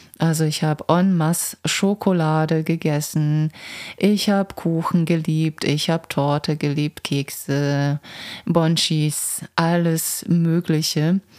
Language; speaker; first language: German; non-native, fluent; Croatian